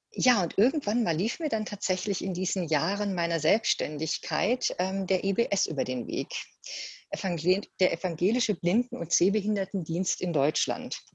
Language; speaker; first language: German; native; German